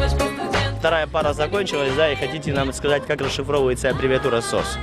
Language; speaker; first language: Russian; native; Russian